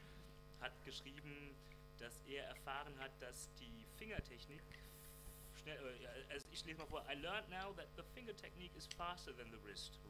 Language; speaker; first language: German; native; German